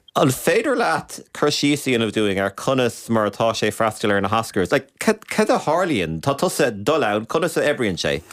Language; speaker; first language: Irish; native; Irish